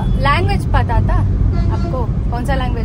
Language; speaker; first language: Hindi; non-native, local second language; Kannada